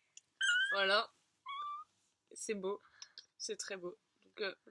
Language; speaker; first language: French; native; French